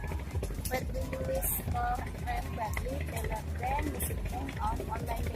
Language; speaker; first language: English; non-native, learner; Indonesian